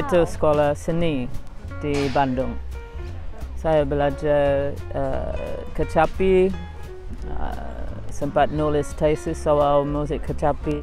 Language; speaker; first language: Indonesian; non-native, fluent; English